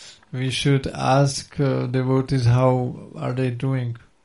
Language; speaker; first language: English; non-native, fluent; Czech